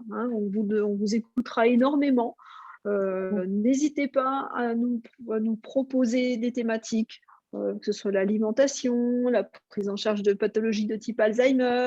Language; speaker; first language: French; native; French